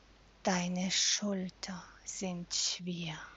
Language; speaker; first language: German; non-native, fluent; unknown